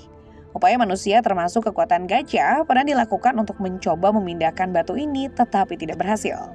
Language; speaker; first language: Indonesian; native; Indonesian